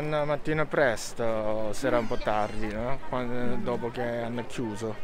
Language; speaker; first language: Italian; non-native, learner; Japanese